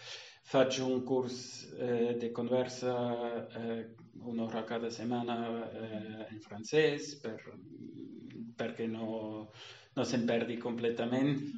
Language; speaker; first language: Catalan; non-native, fluent; German